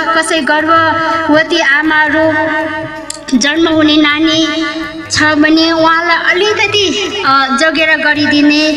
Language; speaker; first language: Nepali; non-native, local second language; Limbu